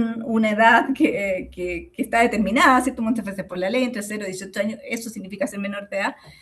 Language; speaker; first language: Spanish; native; Spanish